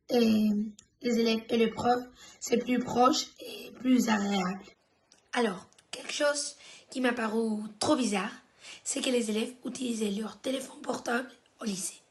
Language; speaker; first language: French; non-native, fluent; Spanish